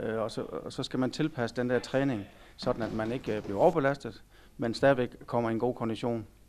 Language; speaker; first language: Danish; native; Danish